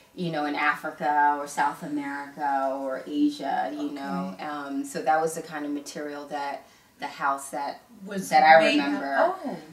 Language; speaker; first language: English; early bilingual, other home language; Igbo